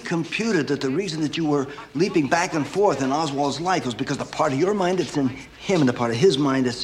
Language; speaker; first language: English; early bilingual, other home language; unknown